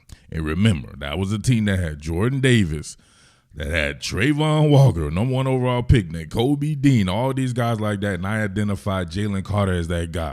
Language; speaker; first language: English; native; English